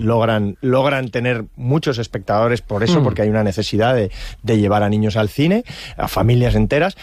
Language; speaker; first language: Spanish; native; Spanish